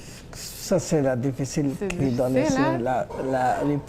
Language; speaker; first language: French; non-native, learner; Bangla